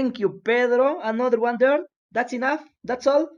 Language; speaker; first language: English; non-native, fluent; Spanish